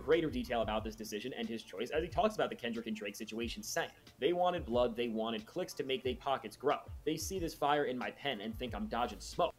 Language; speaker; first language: English; native; English